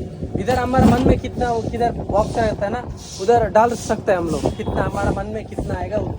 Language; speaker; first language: Hindi; non-native, local second language; Kannada